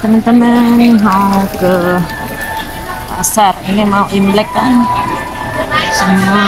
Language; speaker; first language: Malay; non-native, local second language; Javanese